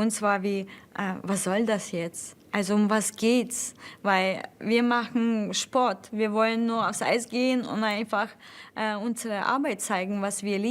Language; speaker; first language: German; non-native, fluent; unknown